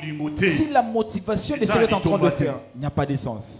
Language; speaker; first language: French; non-native, local second language; Lingala